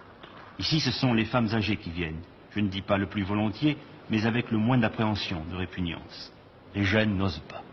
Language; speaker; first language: French; native; French